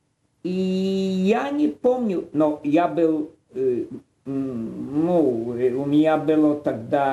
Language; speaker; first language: Russian; non-native, fluent; Polish